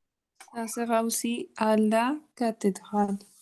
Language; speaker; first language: French; non-native, learner; Spanish